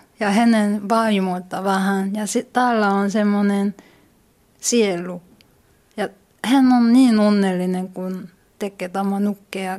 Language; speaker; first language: Finnish; non-native, learner; Korean